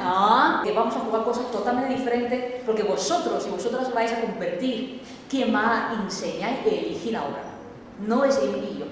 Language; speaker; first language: Spanish; non-native, learner; Chinese